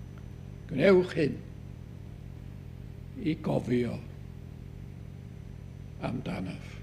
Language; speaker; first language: Welsh; native; Welsh